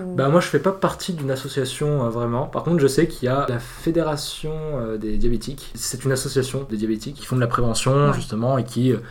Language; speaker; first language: French; native; French